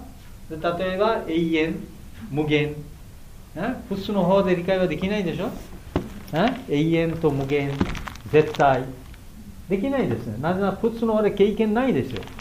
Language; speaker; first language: Japanese; non-native, learner; Bangla